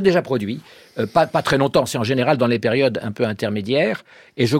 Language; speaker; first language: French; native; French